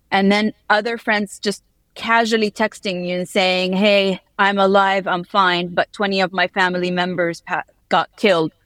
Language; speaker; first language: English; early bilingual, heritage; Arabic